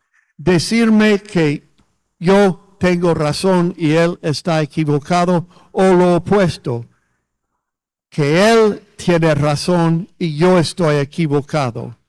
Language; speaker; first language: Spanish; non-native, fluent; English